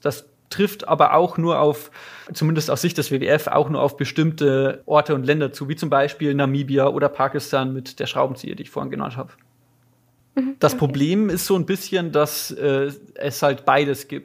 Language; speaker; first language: German; native; German